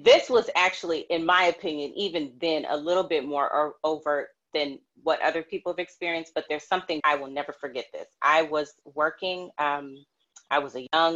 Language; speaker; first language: English; native; English